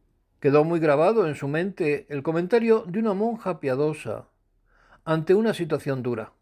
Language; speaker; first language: Spanish; native; Spanish